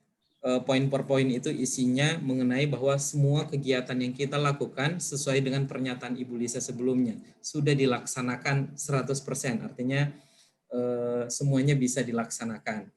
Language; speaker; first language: Indonesian; native; Indonesian